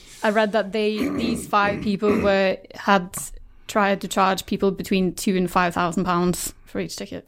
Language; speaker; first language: English; non-native, fluent; Norwegian